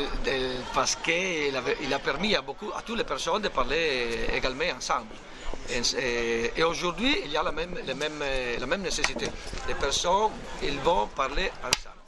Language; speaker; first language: French; non-native, learner; Italian